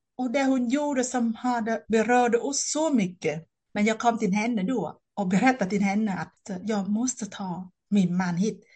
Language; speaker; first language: Swedish; non-native, fluent; Vietnamese